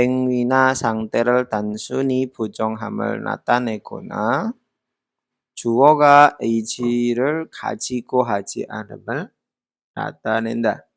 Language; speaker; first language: Korean; non-native, fluent; Indonesian